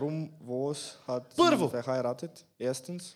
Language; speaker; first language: German; non-native, fluent; Bulgarian